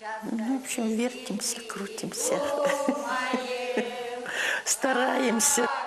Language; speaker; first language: Russian; native; Russian